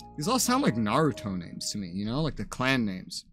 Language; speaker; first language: English; native; English